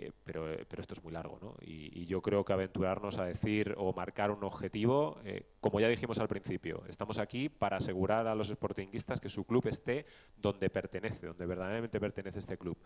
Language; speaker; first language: Spanish; native; Spanish